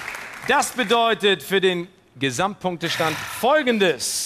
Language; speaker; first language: German; native; German